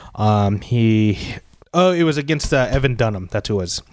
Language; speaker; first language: English; early bilingual, other home language; Filipino